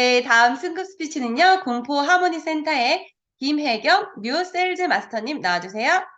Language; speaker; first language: Korean; native; Korean